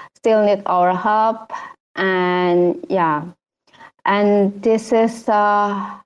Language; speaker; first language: English; non-native, learner; Indonesian